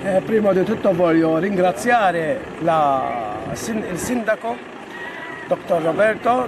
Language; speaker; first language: Italian; non-native, fluent; Maltese